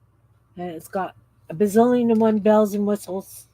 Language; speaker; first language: English; native; English